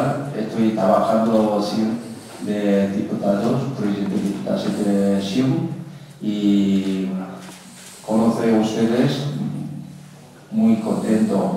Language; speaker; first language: Spanish; non-native, learner; Korean